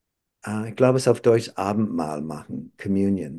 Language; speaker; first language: German; non-native, fluent; English